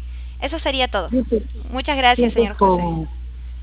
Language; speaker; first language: Spanish; native; Spanish